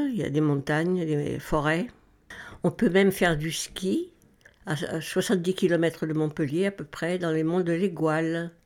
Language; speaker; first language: French; native; French